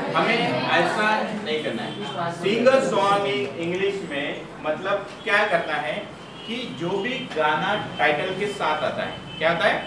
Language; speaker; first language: Hindi; non-native, local second language; Marathi